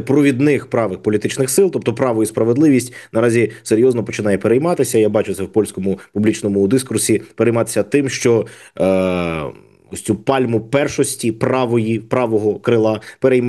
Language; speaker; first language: Ukrainian; native; Ukrainian